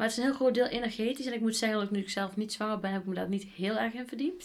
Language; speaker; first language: Dutch; native; Dutch